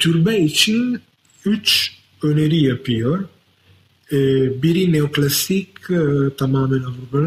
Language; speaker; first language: Turkish; non-native, fluent; Italian